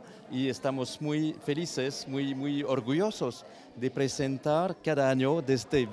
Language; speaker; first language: Spanish; non-native, fluent; French